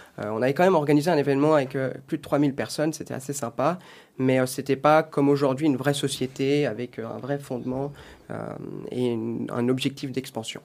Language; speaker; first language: French; native; French